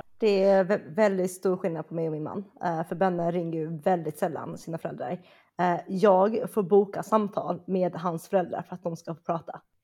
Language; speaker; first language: Swedish; early bilingual, other home language; Chinese